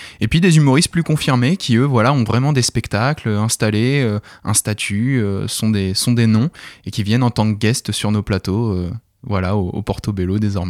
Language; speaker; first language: French; native; French